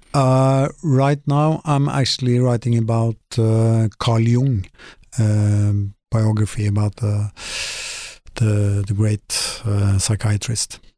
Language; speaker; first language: English; non-native, fluent; Norwegian